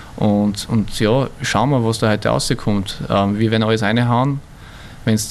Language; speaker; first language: German; native; German